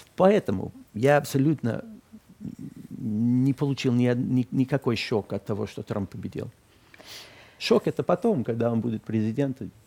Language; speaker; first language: Russian; non-native, fluent; English